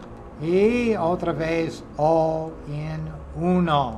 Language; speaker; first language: Spanish; non-native, fluent; English